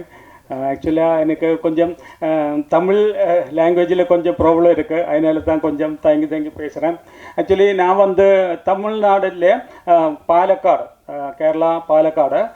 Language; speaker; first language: Tamil; non-native, learner; Malayalam